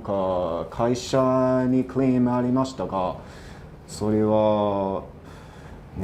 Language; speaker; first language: Japanese; non-native, fluent; English